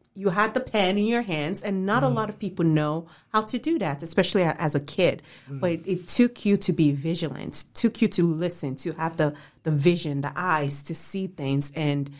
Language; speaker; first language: English; early bilingual, other home language; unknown